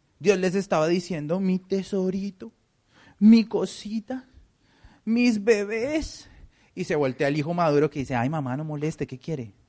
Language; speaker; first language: Spanish; native; Spanish